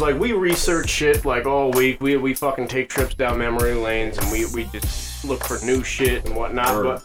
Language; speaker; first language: English; native; English